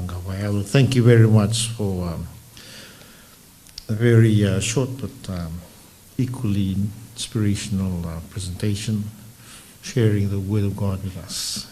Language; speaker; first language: English; non-native, local second language; Fijian